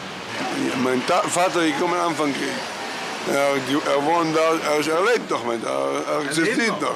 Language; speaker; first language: German; non-native, learner; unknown